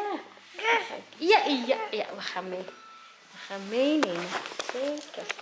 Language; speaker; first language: Dutch; non-native, learner; Indonesian